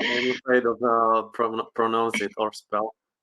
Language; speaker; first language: English; non-native, learner; Slovak